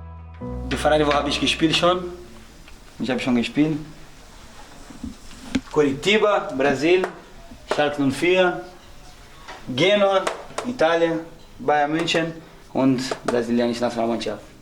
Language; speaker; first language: German; non-native, learner; Portuguese